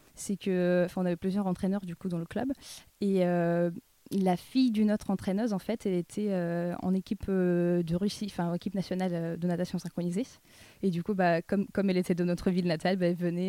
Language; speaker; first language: French; non-native, fluent; Russian